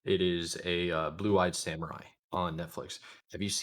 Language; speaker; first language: English; native; English